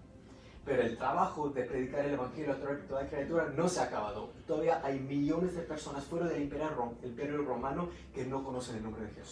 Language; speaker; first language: Spanish; early bilingual, heritage; Spanish